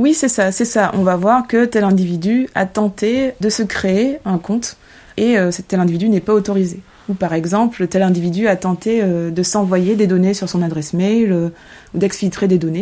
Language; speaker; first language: French; native; French